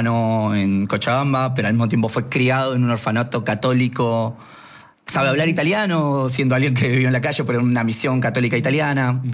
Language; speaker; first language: Spanish; non-native, local second language; Quechua